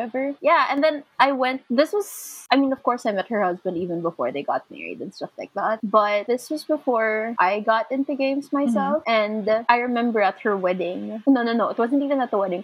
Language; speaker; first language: English; non-native, local second language; Filipino